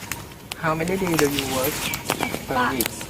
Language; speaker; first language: English; non-native, learner; Thai